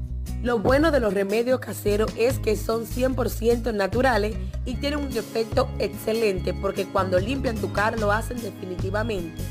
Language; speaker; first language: Spanish; native; Spanish